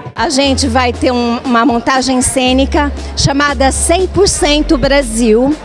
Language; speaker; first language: Portuguese; native; Portuguese